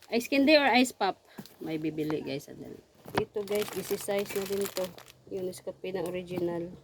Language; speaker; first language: Filipino; non-native, local second language; Cebuano